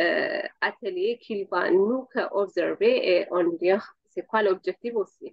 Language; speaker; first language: French; non-native, learner; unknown